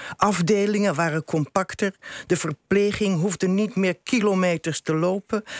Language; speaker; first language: Dutch; native; Dutch